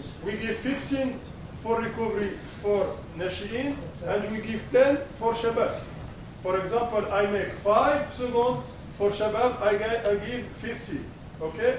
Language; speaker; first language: English; non-native, learner; Arabic